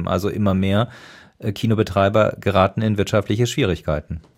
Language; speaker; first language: German; native; German